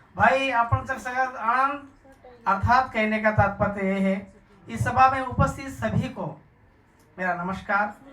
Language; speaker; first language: Hindi; non-native, local second language; Lambadi